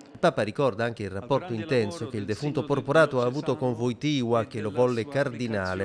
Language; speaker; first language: Italian; native; Italian